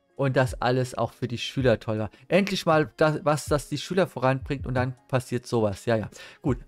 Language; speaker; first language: German; native; German